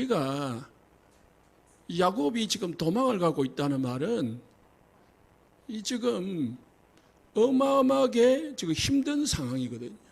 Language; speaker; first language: Korean; native; Korean